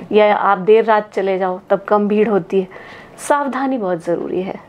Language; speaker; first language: Hindi; native; Hindi